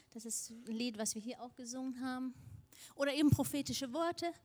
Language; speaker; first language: German; non-native, fluent; Danish